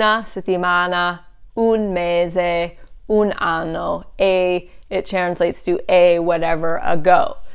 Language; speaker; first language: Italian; non-native, fluent; English